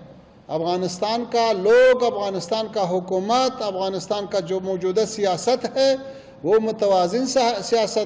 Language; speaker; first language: Hindi; non-native, fluent; Pashto